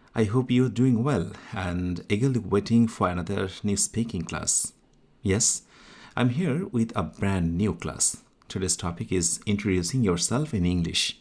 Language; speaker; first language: English; non-native, local second language; Bangla